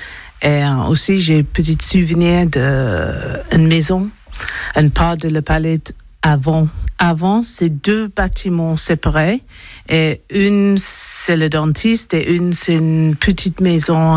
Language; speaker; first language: French; non-native, learner; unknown